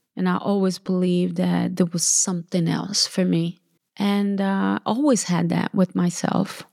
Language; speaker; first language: English; early bilingual, other home language; Portuguese